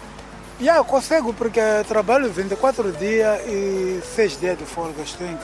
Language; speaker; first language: Portuguese; non-native, local second language; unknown